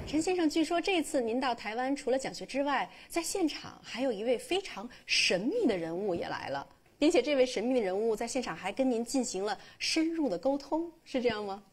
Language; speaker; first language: Chinese; native; Chinese